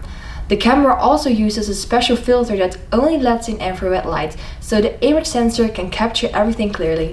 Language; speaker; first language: English; non-native, fluent; Dutch